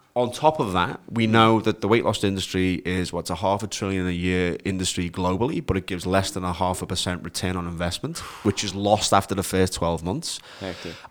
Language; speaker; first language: English; native; English